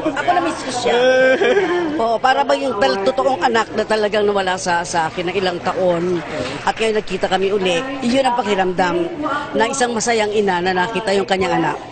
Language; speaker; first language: Filipino; non-native, local second language; Bikol